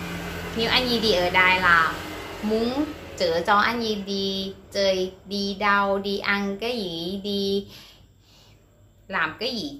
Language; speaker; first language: Vietnamese; non-native, learner; Thai